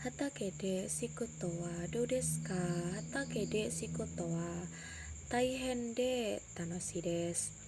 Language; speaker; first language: Japanese; non-native, learner; Indonesian